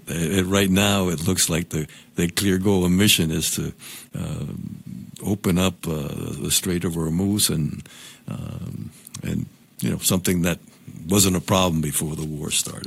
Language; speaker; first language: English; non-native, local second language; Spanish